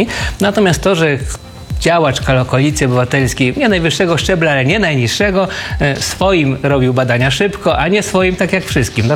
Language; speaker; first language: Polish; native; Polish